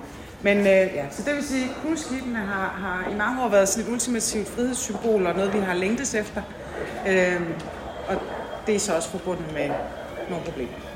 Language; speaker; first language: Danish; native; Danish